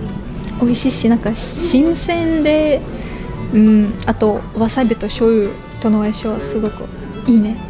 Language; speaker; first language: Japanese; non-native, fluent; Russian